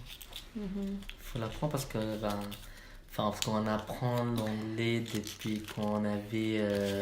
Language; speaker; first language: French; non-native, learner; Malay